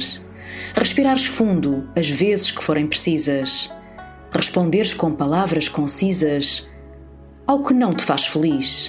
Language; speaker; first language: Portuguese; native; Portuguese